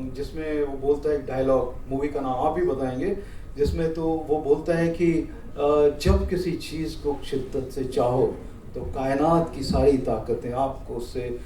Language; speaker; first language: Hindi; non-native, local second language; Marathi